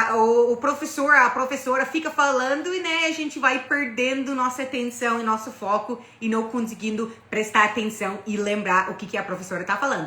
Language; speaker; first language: Portuguese; non-native, fluent; English